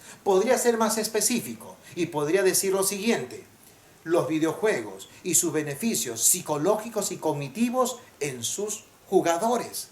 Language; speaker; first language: Spanish; native; Spanish